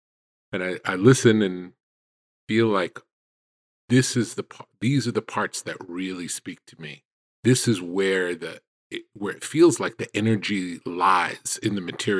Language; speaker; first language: English; native; English